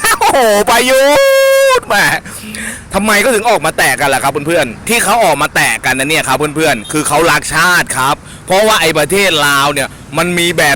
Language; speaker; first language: Thai; native; Thai